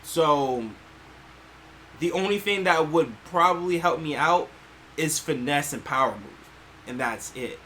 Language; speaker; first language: English; native; English